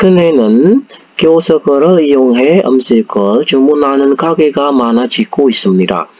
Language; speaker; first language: Korean; non-native, learner; Indonesian